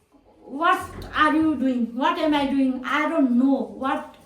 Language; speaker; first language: English; non-native, learner; Nepali